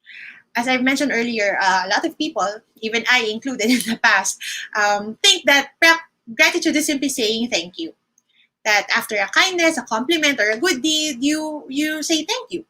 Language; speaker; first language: English; non-native, local second language; Filipino